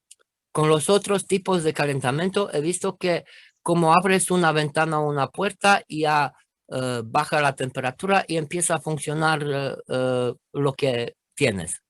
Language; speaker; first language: Spanish; non-native, fluent; Romanian